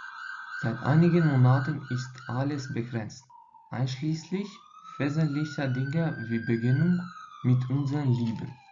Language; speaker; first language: German; non-native, fluent; Albanian